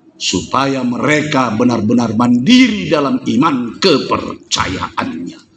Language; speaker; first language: Indonesian; non-native, local second language; Batak Toba